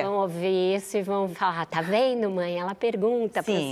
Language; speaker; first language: Portuguese; native; Portuguese